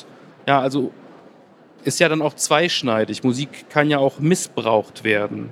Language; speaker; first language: German; native; German